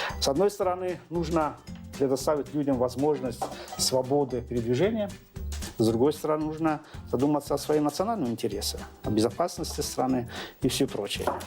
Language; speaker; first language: Russian; non-native, local second language; Azerbaijani